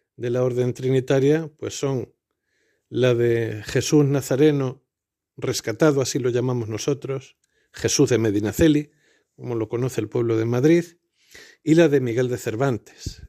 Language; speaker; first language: Spanish; native; Spanish